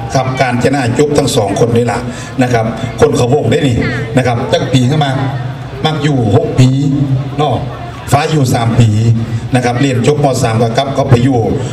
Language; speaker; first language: Thai; non-native, local second language; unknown